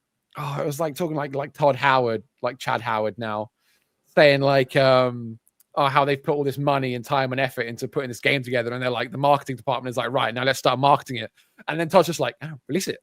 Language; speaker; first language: English; native; English